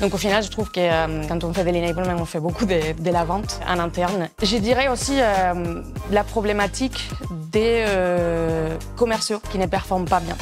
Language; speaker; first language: French; non-native, fluent; Spanish